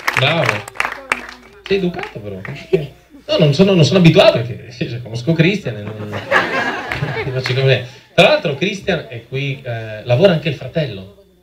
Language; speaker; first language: Italian; native; Italian